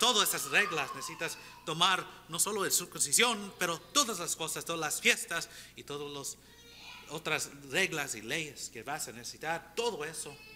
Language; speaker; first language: Spanish; non-native, fluent; English